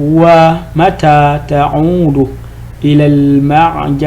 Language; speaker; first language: Arabic; non-native, fluent; French